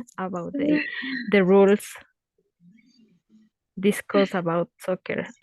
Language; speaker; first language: English; non-native, learner; Spanish